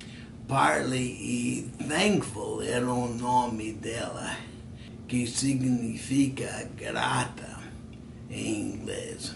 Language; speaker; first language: Portuguese; non-native, fluent; English